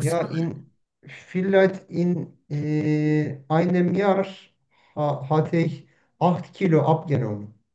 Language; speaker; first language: German; non-native, learner; Turkish